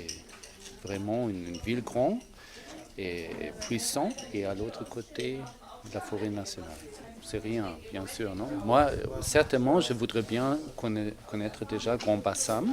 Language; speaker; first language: French; non-native, fluent; German